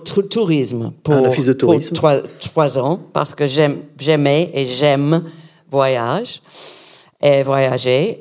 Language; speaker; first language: French; non-native, learner; English